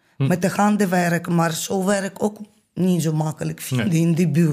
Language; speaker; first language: Dutch; non-native, learner; Ukrainian